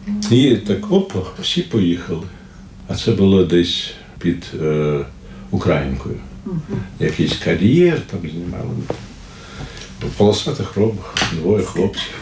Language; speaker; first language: Ukrainian; non-native, fluent; Russian